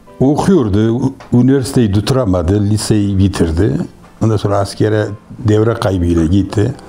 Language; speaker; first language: Turkish; native; Turkish